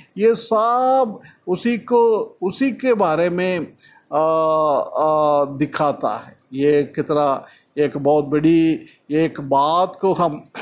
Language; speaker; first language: Hindi; non-native, local second language; Malayalam